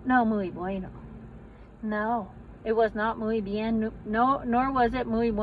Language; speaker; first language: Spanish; non-native, learner; English